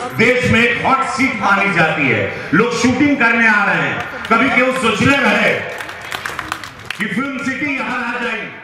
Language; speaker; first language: Hindi; native; Hindi